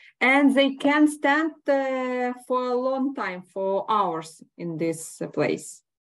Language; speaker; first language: English; non-native, learner; Ukrainian